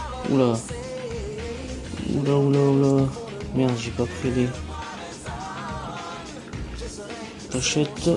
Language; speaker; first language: French; native; French